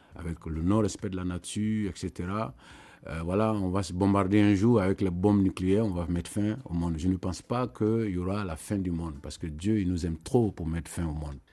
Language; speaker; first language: French; non-native, local second language; Mandingo